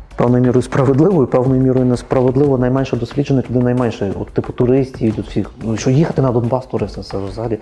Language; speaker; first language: Ukrainian; native; Ukrainian